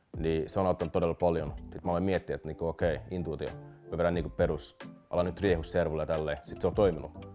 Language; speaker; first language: Finnish; early bilingual, other home language; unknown